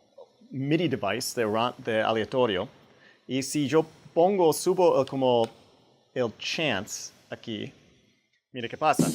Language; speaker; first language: Spanish; non-native, fluent; English